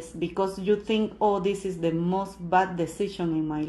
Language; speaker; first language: English; non-native, learner; Spanish